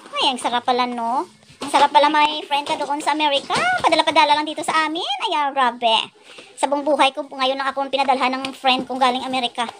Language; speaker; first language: Filipino; non-native, local second language; Hiligaynon